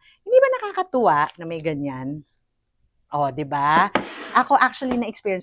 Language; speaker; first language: Filipino; native; Filipino